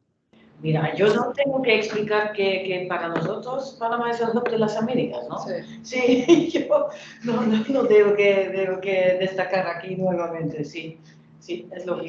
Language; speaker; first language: Spanish; non-native, fluent; Dutch